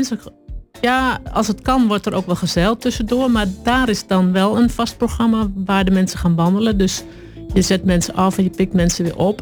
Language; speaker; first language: Dutch; native; Dutch